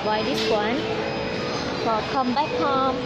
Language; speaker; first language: English; non-native, learner; Vietnamese